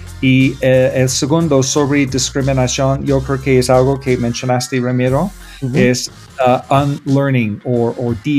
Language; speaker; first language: Spanish; non-native, learner; English